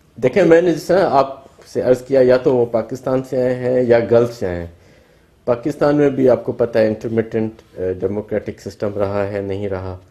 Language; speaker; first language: Urdu; non-native, local second language; Baluchi